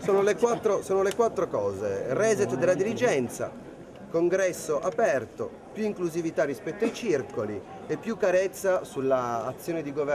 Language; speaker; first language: Italian; native; Italian